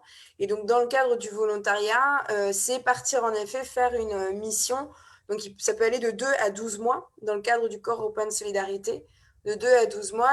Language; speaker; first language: French; native; French